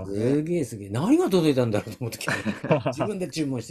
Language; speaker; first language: Japanese; native; Japanese